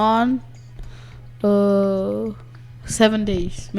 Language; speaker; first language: English; non-native, learner; Indonesian